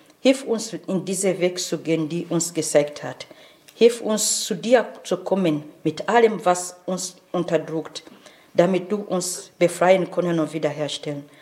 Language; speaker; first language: German; non-native, fluent; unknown